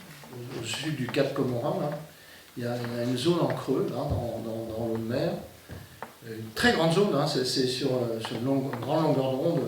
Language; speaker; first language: French; native; French